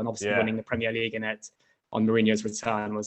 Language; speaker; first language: English; native; English